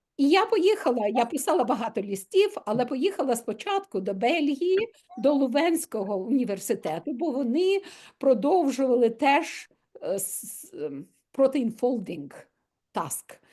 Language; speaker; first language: Ukrainian; non-native, local second language; Russian